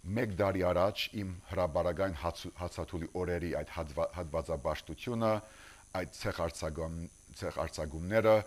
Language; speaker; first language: Armenian; early bilingual, heritage; Armenian